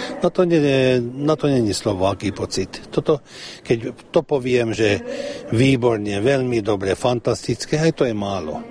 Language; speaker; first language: Slovak; early bilingual, heritage; Slovak